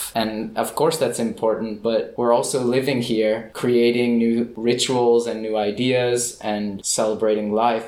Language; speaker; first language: English; native; English